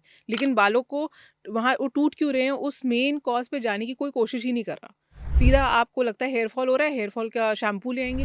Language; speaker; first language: Hindi; native; Hindi